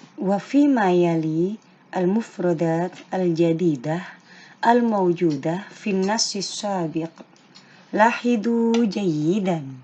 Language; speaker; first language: Arabic; non-native, fluent; Indonesian